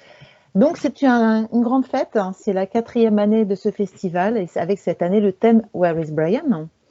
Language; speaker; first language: French; native; French